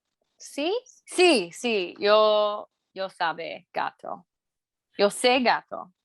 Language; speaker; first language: Spanish; non-native, learner; English